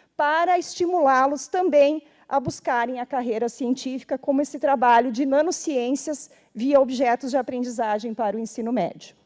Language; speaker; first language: Portuguese; native; Portuguese